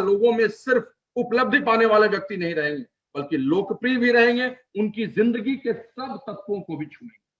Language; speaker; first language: Hindi; native; Hindi